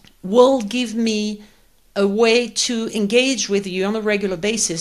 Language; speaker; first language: English; non-native, fluent; French